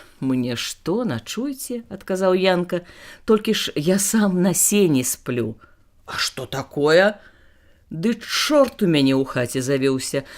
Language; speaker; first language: Belarusian; native; Belarusian